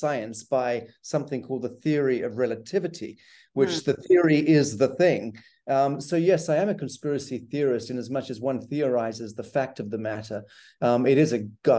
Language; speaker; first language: English; native; English